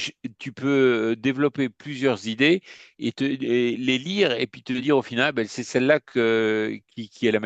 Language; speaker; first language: French; native; French